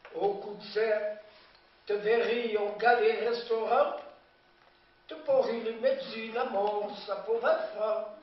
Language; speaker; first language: French; native; French